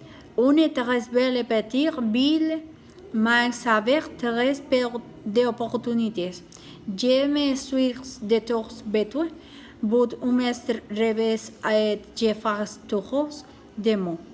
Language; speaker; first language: French; non-native, learner; Spanish